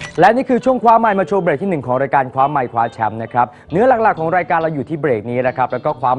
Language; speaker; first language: Thai; native; Thai